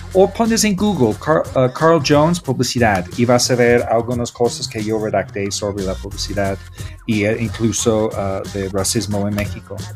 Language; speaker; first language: Spanish; non-native, learner; English